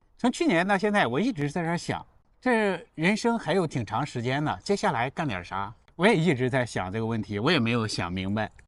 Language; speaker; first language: Chinese; native; Chinese